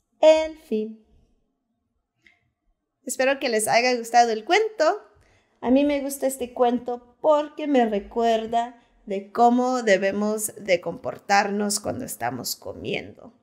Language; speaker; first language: Spanish; early bilingual, heritage; Spanish